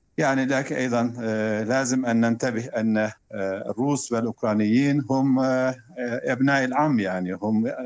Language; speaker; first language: Arabic; non-native, fluent; Turkish